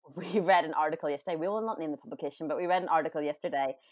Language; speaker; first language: English; native; English